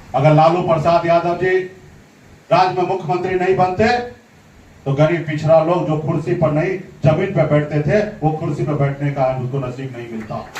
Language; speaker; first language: Hindi; native; Hindi